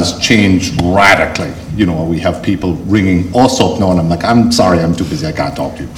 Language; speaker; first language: English; native; English